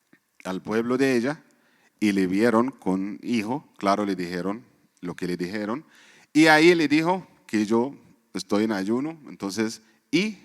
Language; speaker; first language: Spanish; non-native, fluent; Arabic